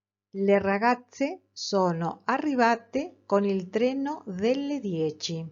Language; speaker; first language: Italian; non-native, fluent; Spanish